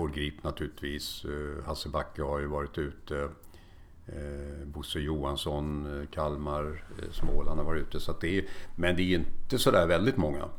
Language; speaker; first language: Swedish; native; Swedish